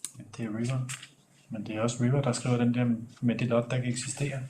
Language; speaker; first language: Danish; native; Danish